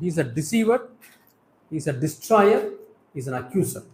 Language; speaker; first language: English; non-native, local second language; Tamil